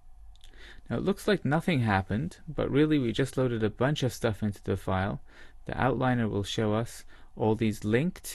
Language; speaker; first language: English; native; English